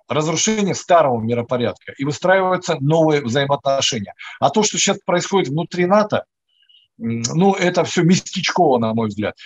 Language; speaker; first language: Russian; native; Russian